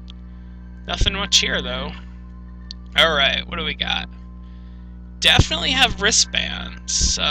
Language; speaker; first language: English; native; English